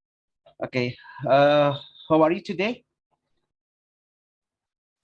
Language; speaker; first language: English; non-native, learner; Indonesian